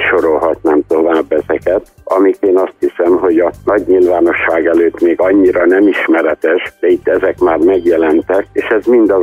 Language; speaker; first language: Hungarian; native; Hungarian